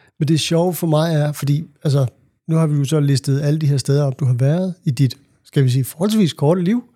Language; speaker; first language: Danish; native; Danish